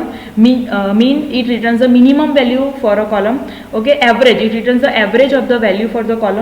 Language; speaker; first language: English; non-native, local second language; Gujarati